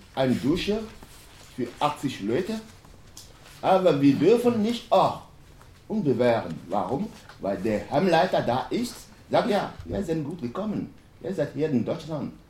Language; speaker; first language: German; non-native, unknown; French